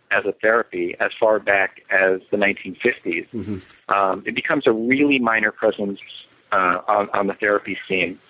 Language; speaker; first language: English; native; English